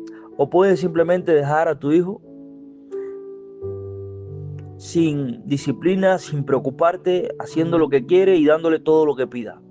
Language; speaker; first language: Spanish; native; Spanish